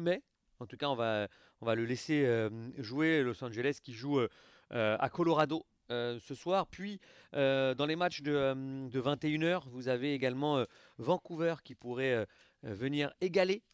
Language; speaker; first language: French; native; French